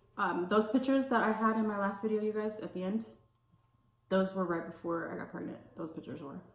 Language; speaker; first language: English; native; English